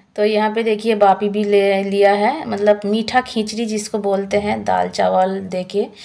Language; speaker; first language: Hindi; non-native, local second language; Odia